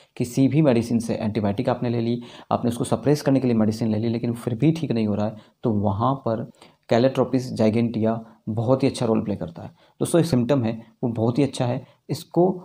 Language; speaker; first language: Hindi; native; Hindi